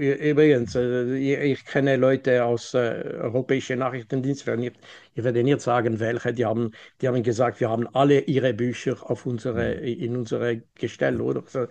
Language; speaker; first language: German; non-native, local second language; French